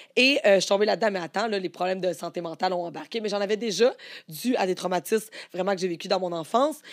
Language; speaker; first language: French; native; French